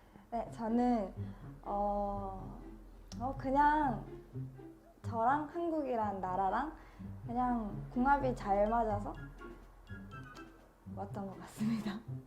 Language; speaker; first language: Korean; non-native, fluent; Japanese